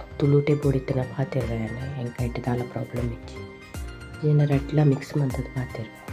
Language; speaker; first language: Kannada; non-native, local second language; Tulu